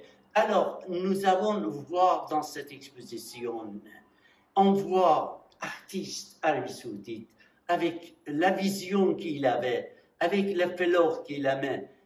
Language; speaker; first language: French; non-native, fluent; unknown